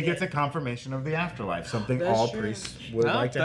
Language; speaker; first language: English; native; English